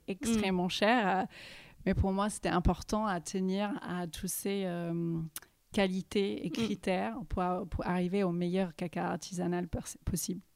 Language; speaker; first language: French; early bilingual, heritage; English